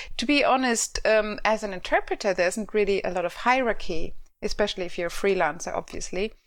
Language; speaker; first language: English; non-native, fluent; German